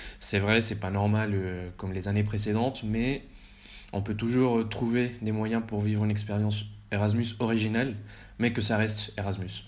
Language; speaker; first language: French; early bilingual, heritage; French